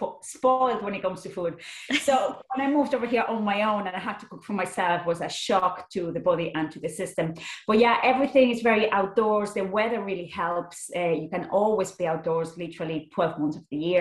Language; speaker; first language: English; non-native, fluent; Spanish